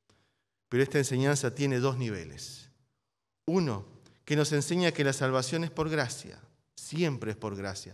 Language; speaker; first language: Spanish; native; Spanish